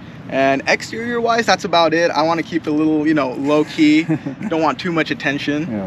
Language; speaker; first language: English; native; English